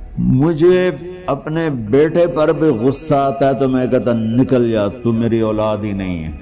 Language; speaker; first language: Urdu; non-native, local second language; Punjabi